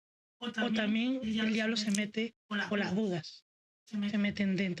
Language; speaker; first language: Spanish; native; Spanish